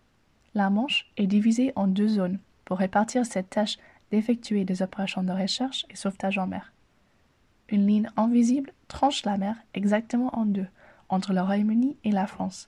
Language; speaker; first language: French; native; French